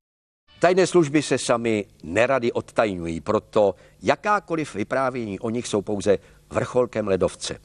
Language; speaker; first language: Czech; native; Czech